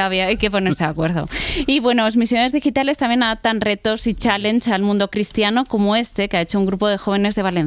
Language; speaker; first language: Spanish; native; Spanish